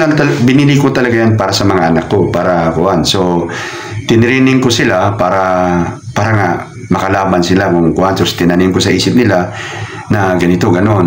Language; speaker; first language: Filipino; non-native, local second language; Cebuano